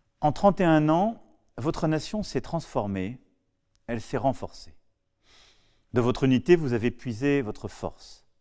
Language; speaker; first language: French; native; French